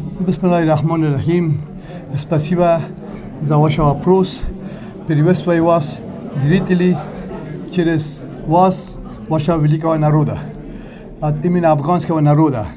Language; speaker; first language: Russian; non-native, learner; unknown